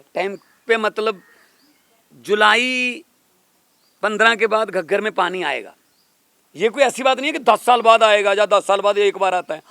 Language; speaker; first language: Hindi; non-native, local second language; Punjabi